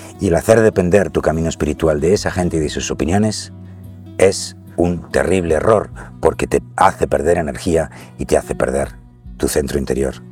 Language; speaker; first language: Spanish; native; Spanish